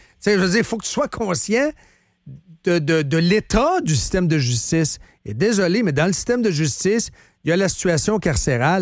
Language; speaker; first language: French; native; French